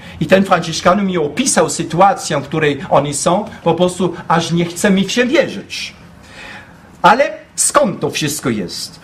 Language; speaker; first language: Polish; non-native, fluent; German